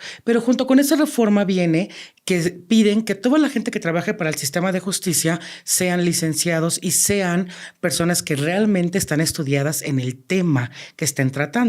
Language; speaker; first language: Spanish; native; Spanish